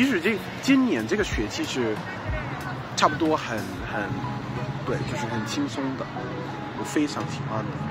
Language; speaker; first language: Chinese; non-native, fluent; English